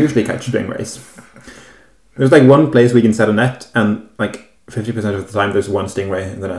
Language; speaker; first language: English; non-native, fluent; Norwegian